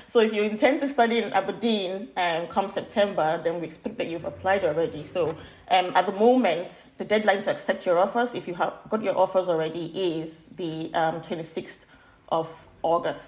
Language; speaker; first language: English; non-native, local second language; Yoruba